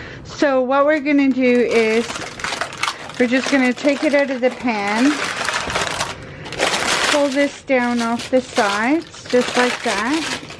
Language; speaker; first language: English; native; English